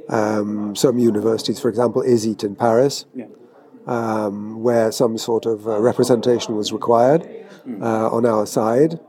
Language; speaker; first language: English; native; English